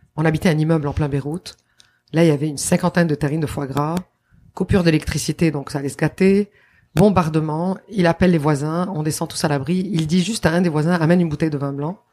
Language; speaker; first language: French; non-native, local second language; Arabic